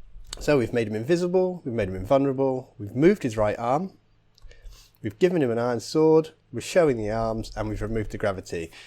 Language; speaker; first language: English; native; English